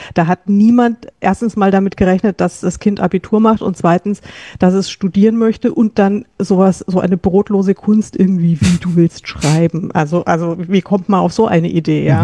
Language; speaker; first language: German; native; German